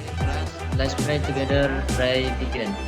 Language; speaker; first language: English; non-native, learner; Indonesian